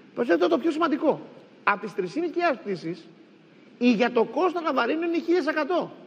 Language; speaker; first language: Greek; native; Greek